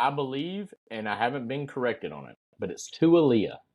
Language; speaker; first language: English; native; English